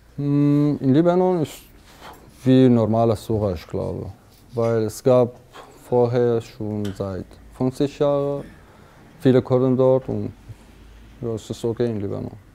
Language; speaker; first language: German; non-native, learner; Kurdish